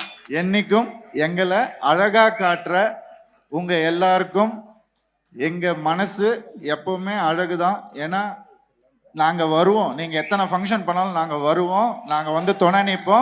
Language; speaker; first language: Tamil; native; Tamil